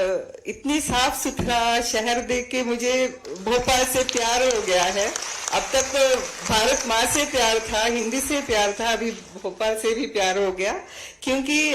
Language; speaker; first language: Hindi; non-native, fluent; Sinhala